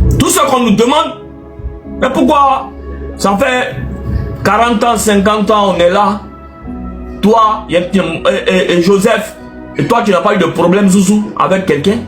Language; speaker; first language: French; non-native, local second language; Arabic